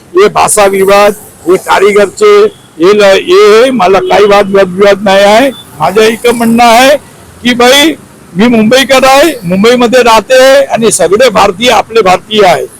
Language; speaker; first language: Marathi; non-native, local second language; Gujarati